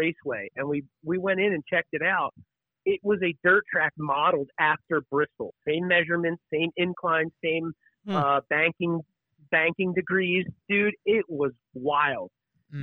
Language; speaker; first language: English; native; English